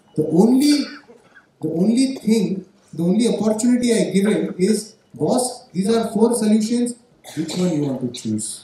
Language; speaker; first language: English; non-native, local second language; Marathi